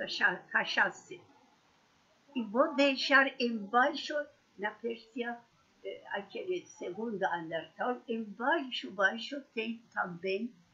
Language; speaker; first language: Portuguese; non-native, learner; Persian